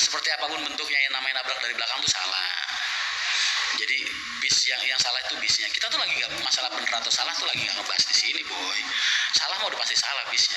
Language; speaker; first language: Indonesian; native; Indonesian